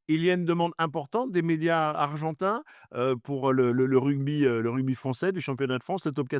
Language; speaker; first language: French; native; French